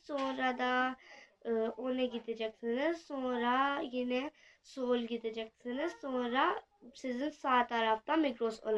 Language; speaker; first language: Turkish; non-native, learner; Urdu